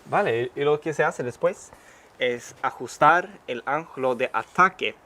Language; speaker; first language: Spanish; non-native, fluent; Swedish